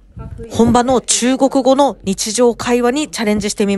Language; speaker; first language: Japanese; native; Japanese